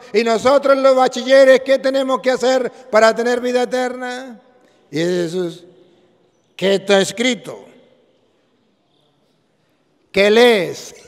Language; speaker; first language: Spanish; native; Spanish